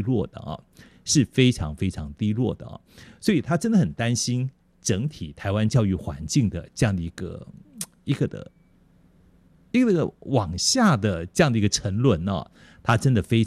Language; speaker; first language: Chinese; native; Chinese